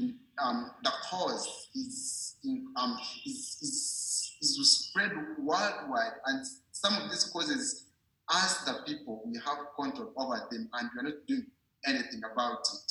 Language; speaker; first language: English; non-native, local second language; Ganda